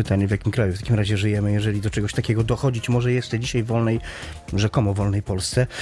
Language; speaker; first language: Polish; native; Polish